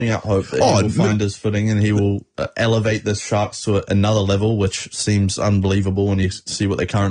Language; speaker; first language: English; native; English